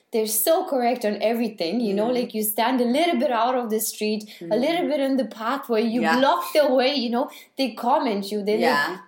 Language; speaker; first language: English; non-native, fluent; Lithuanian